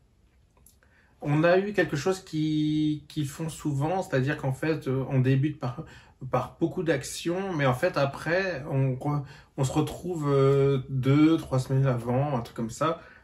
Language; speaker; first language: French; native; French